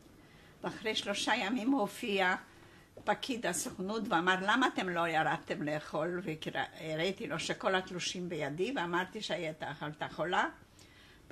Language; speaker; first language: Hebrew; non-native, fluent; Polish